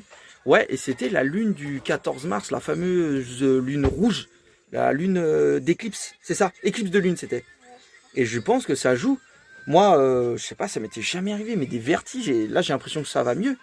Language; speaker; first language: French; native; French